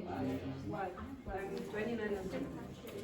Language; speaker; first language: English; non-native, learner; Italian